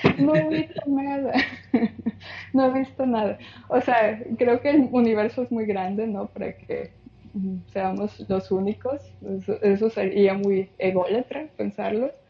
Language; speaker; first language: Spanish; native; Spanish